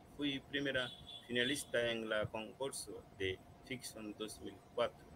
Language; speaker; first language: Spanish; non-native, learner; Bangla